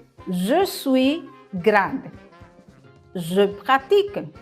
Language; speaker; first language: French; non-native, fluent; Spanish